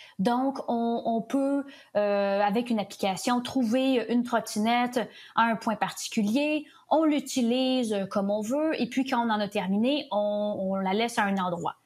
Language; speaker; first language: French; native; French